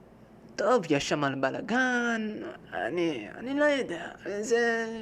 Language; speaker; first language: Hebrew; early bilingual, heritage; Hebrew